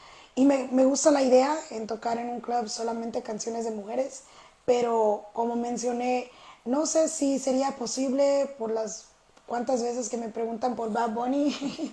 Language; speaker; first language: Spanish; early bilingual, heritage; Spanish